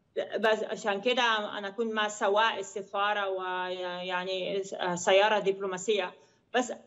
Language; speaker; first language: Arabic; non-native, learner; Dutch